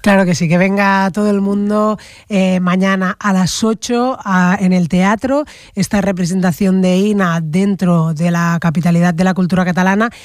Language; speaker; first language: Spanish; non-native, local second language; Catalan